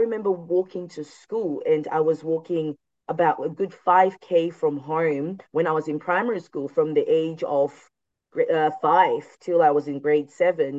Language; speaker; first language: English; non-native, local second language; Shona